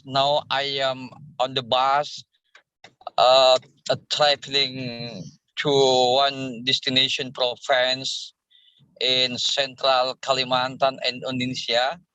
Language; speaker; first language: English; non-native, learner; Indonesian